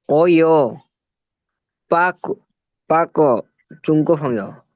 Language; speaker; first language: Chinese; non-native, learner; Bangla